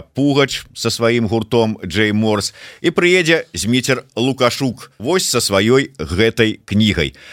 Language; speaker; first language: Belarusian; non-native, local second language; Russian